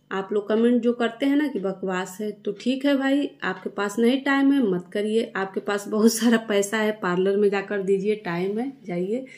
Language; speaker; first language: Hindi; native; Hindi